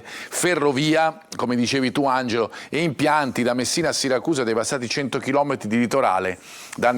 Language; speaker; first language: Italian; native; Italian